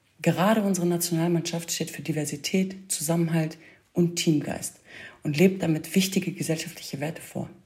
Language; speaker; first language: German; early bilingual, other home language; Kurdish